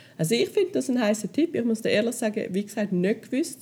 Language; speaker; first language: German; native; German